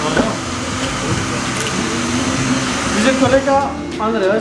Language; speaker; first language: German; non-native, learner; Kurdish